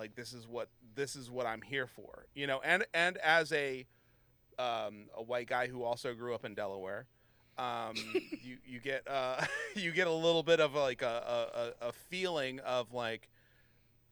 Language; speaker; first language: English; native; English